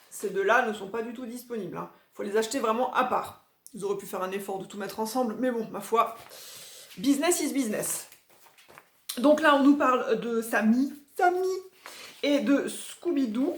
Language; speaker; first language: French; native; French